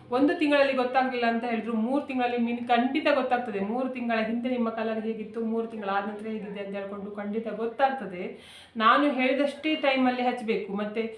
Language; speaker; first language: Kannada; non-native, local second language; Konkani